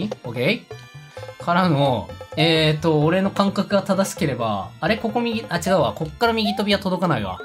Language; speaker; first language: Japanese; native; Japanese